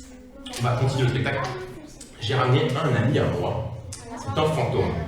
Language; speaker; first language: French; native; French